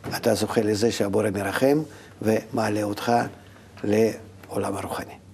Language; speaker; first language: Hebrew; non-native, fluent; Russian